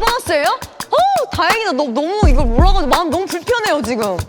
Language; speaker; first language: Korean; native; Korean